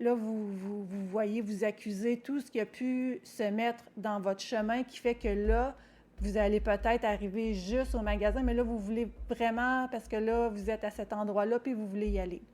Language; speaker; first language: French; native; French